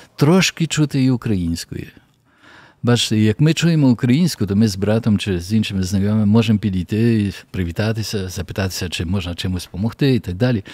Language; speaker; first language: Ukrainian; early bilingual, heritage; Ukrainian